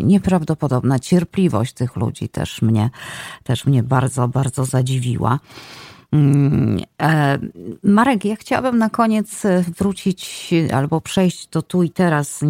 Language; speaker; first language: Polish; native; Polish